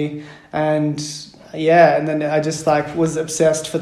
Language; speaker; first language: English; native; English